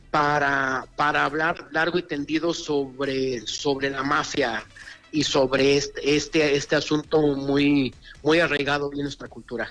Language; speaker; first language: Spanish; native; Spanish